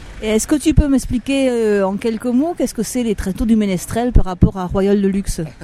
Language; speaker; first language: French; native; French